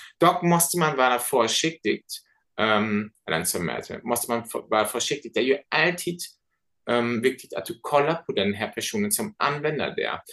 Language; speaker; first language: Swedish; non-native, fluent; German